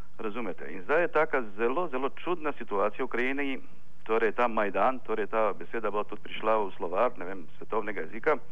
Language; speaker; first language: Slovenian; non-native, fluent; Ukrainian